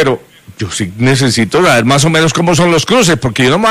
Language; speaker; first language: Spanish; native; Spanish